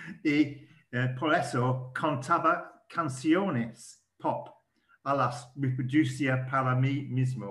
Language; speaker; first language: Spanish; non-native, learner; English